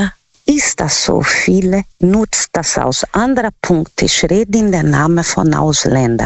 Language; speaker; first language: German; non-native, learner; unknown